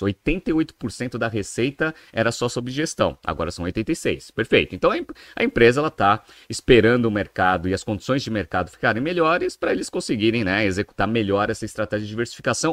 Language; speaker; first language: Portuguese; native; Portuguese